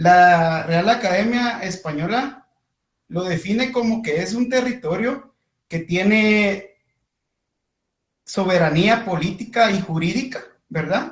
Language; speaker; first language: Spanish; native; Spanish